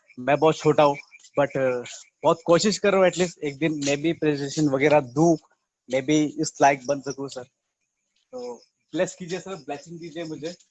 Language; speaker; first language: Hindi; non-native, local second language; Telugu